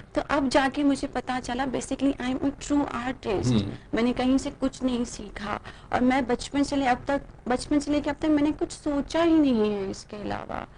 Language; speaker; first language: Urdu; non-native, local second language; Baluchi